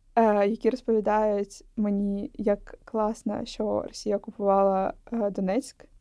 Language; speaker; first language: Ukrainian; non-native, local second language; Russian